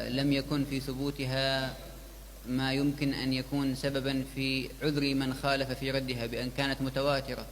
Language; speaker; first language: Arabic; native; Arabic